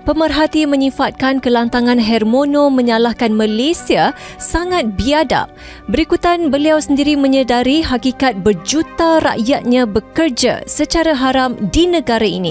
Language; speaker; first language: Malay; native; Malay